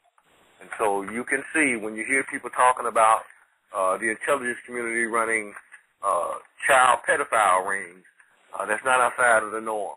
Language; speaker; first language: English; native; English